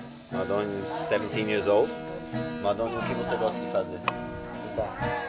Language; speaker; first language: Portuguese; non-native, fluent; English